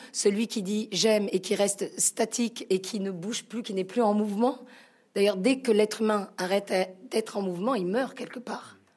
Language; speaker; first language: French; native; French